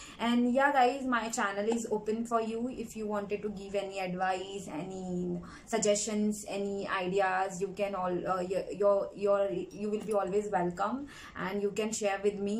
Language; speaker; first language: Hindi; native; Hindi